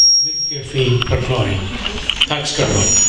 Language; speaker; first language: Swedish; non-native, learner; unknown